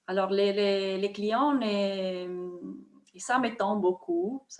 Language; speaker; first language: French; non-native, fluent; Italian